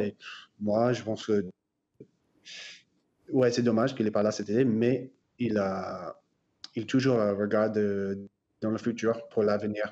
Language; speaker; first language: French; non-native, fluent; English